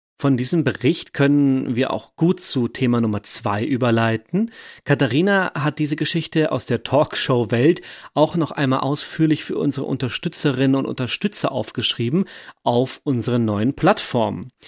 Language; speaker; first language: German; native; German